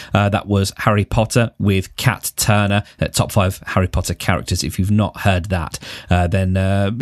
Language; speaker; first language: English; native; English